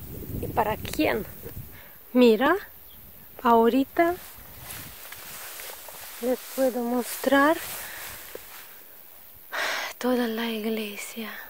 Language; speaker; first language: Spanish; non-native, fluent; Russian